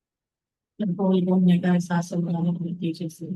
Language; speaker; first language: Hindi; native; Hindi